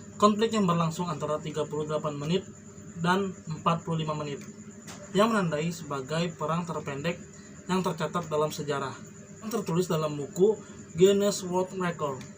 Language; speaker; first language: Indonesian; non-native, local second language; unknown